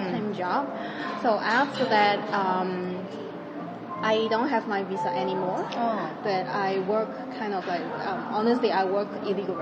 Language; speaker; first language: English; non-native, fluent; Cantonese